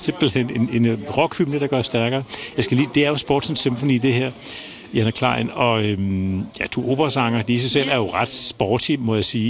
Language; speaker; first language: Danish; native; Danish